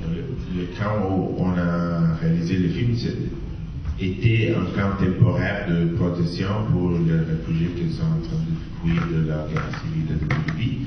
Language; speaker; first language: French; non-native, fluent; Italian